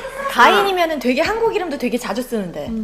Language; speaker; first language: Korean; native; Korean